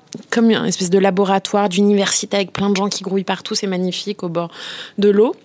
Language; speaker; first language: French; native; French